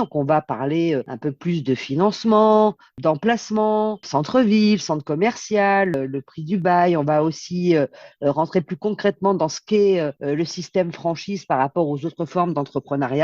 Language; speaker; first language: French; native; French